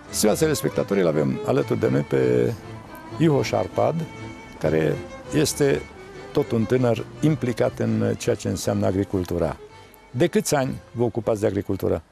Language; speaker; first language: Romanian; native; Romanian